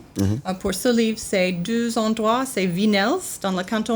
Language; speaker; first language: French; non-native, learner; English